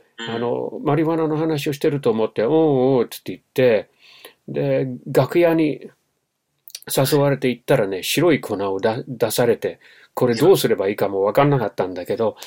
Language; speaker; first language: Japanese; non-native, fluent; English